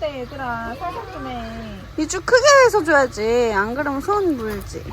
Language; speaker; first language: Korean; native; Korean